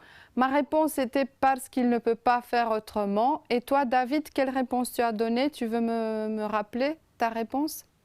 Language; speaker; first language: French; non-native, fluent; Romanian